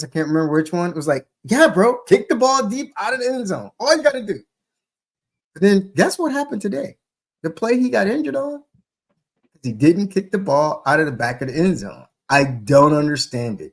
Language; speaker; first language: English; native; English